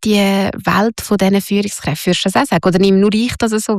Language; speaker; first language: German; native; German